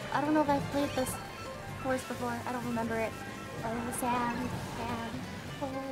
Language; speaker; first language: English; native; English